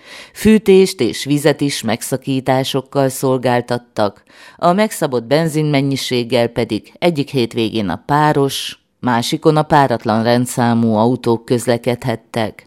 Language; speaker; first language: Hungarian; native; Hungarian